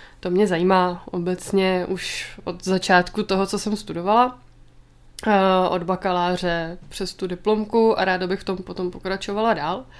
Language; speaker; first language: Czech; native; Czech